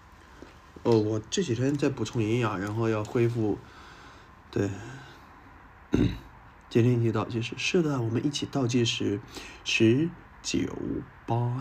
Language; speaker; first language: Chinese; native; Chinese